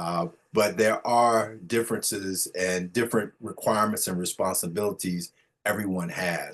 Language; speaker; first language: English; native; English